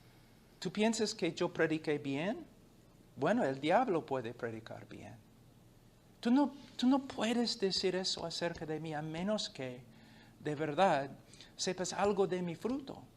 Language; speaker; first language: Spanish; non-native, fluent; English